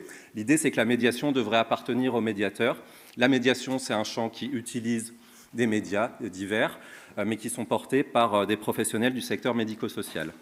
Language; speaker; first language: French; native; French